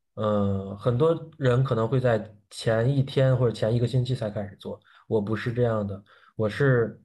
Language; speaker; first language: Chinese; native; Chinese